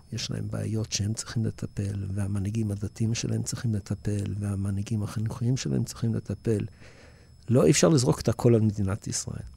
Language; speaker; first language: Hebrew; early bilingual, other home language; English